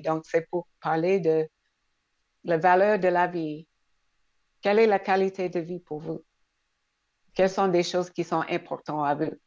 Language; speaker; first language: French; non-native, local second language; English